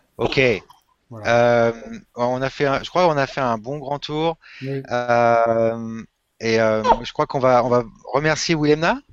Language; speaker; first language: French; native; French